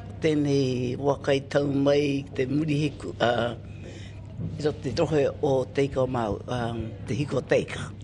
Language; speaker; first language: Māori; native; Māori